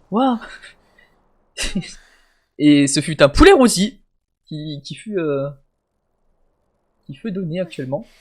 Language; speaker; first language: French; native; French